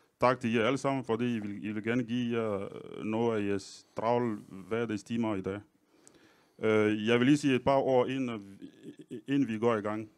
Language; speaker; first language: Danish; non-native, fluent; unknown